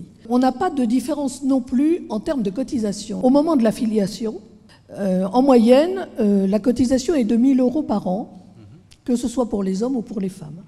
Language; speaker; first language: French; native; French